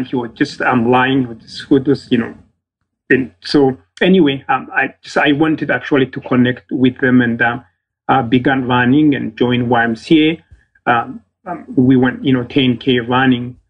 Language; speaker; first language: English; non-native, fluent; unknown